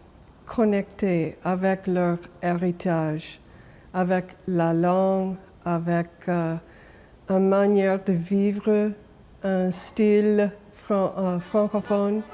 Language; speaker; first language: French; non-native, local second language; English